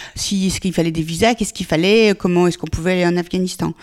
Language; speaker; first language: French; early bilingual, other home language; Persian